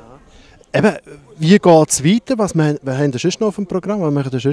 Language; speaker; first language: German; native; German